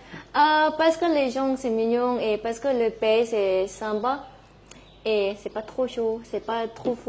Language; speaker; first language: French; non-native, learner; Thai